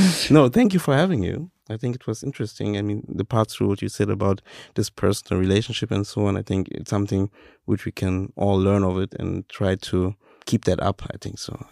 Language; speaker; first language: English; non-native, fluent; German